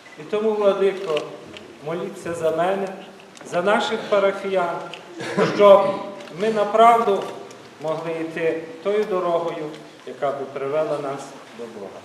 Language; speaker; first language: Ukrainian; native; Ukrainian